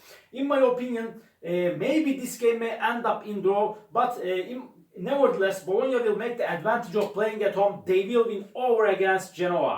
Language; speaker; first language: English; non-native, learner; Turkish